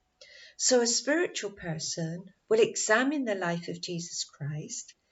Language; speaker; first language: English; native; English